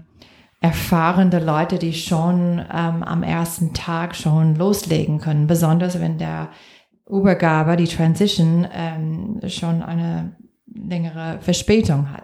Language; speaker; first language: German; non-native, fluent; English